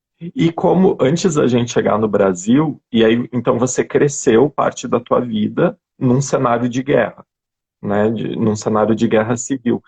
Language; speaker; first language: Portuguese; native; Portuguese